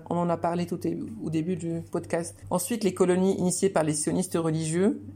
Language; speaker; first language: French; non-native, local second language; Arabic